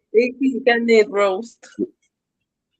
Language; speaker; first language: English; non-native, learner; Spanish